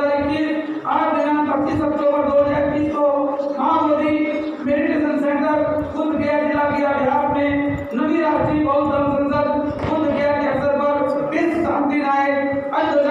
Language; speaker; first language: Hindi; native; Hindi